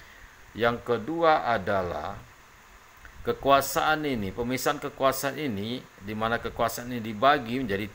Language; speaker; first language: Indonesian; native; Indonesian